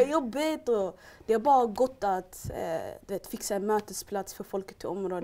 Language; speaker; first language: Swedish; early bilingual, other home language; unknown